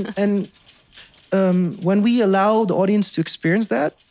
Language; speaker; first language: English; non-native, fluent; Dutch